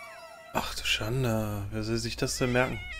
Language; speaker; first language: German; native; German